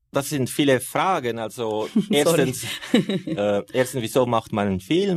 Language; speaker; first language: German; non-native, fluent; Italian